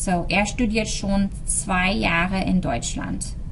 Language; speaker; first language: German; non-native, fluent; English